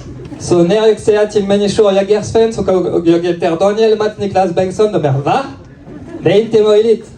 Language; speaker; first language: Swedish; non-native, learner; French